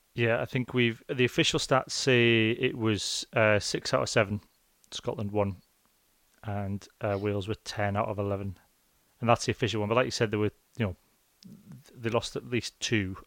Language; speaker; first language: English; native; English